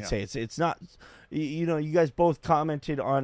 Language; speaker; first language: English; native; English